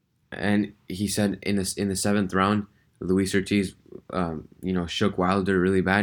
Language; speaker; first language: English; early bilingual, other home language; Russian